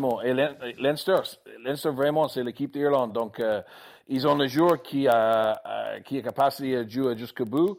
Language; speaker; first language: French; non-native, learner; English